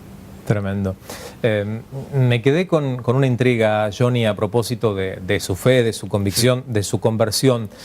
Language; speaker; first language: Spanish; native; Spanish